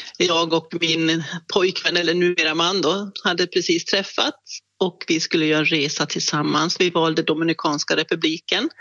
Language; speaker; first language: Swedish; native; Swedish